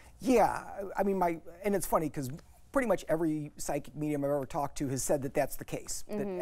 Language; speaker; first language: English; native; English